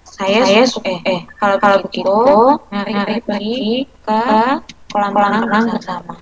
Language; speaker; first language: Korean; non-native, learner; Indonesian